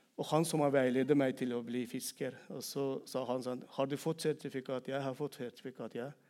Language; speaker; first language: Norwegian; non-native, fluent; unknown